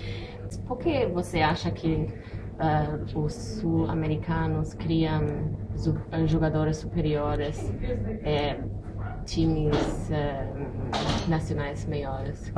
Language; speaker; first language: Portuguese; non-native, fluent; English